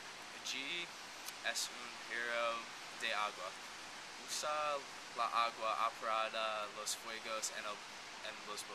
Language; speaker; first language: Spanish; non-native, learner; English